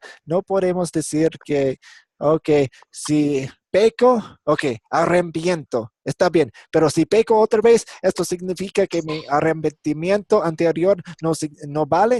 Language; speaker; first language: Spanish; non-native, fluent; English